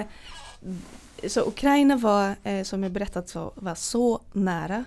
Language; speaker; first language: Swedish; non-native, fluent; Russian